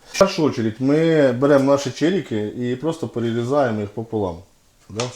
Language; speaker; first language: Ukrainian; non-native, local second language; Russian